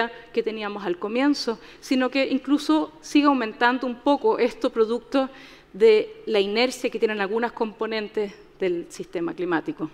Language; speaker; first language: Spanish; native; Spanish